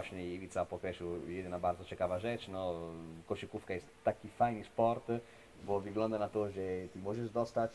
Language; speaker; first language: Polish; non-native, fluent; Italian